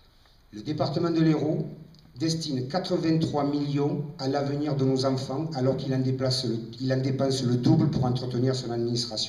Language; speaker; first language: French; native; French